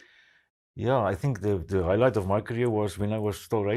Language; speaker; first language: English; non-native, local second language; Afrikaans